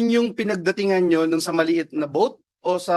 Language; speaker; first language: Filipino; native; Filipino